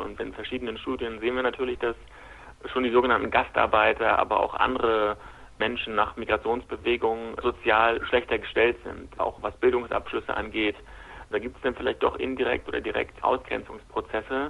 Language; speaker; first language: German; native; German